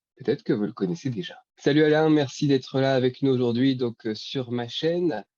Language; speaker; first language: French; native; French